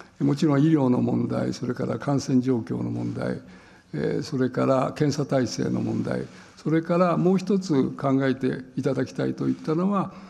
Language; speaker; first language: Japanese; native; Japanese